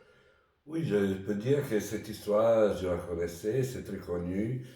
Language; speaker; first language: French; non-native, fluent; Italian